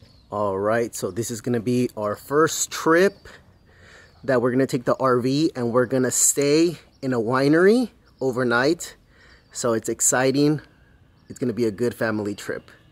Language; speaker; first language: English; early bilingual, other home language; Spanish